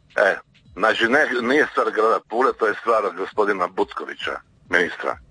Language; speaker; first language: Serbian; native; Serbian